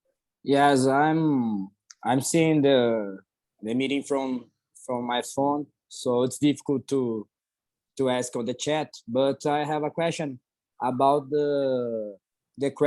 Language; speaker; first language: English; non-native, learner; Portuguese